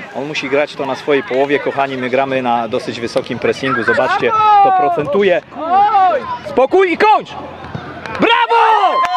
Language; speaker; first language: Polish; native; Polish